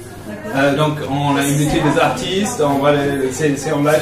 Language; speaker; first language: French; non-native, fluent; German